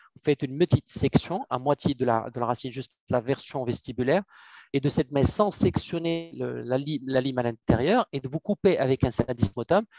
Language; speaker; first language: French; non-native, local second language; Arabic